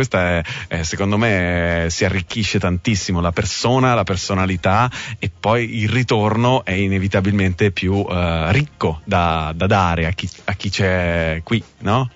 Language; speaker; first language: Italian; native; Italian